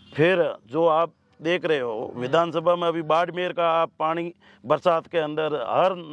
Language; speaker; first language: Hindi; native; Hindi